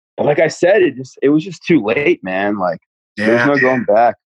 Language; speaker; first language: English; native; English